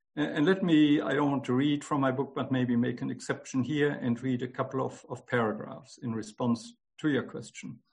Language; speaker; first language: English; non-native, fluent; German